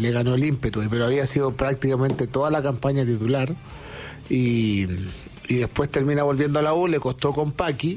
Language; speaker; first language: Spanish; native; Spanish